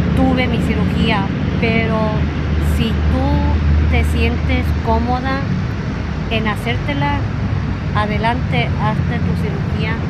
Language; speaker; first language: Spanish; early bilingual, heritage; Spanish